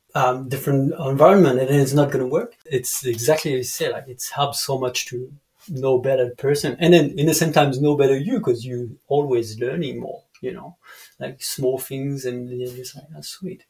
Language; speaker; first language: English; non-native, fluent; French